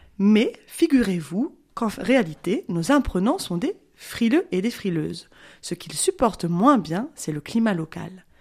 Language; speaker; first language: French; native; French